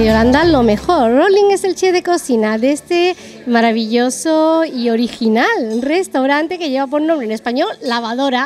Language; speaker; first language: Spanish; native; Spanish